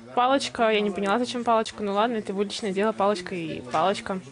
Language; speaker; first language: Russian; native; Russian